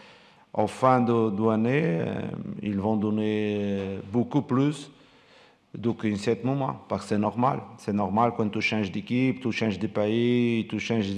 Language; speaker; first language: French; non-native, fluent; Portuguese